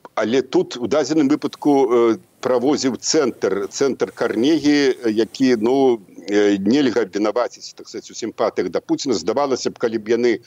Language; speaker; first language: Belarusian; native; Belarusian